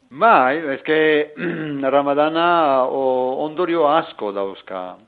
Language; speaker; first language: Basque; non-native, learner; Arabic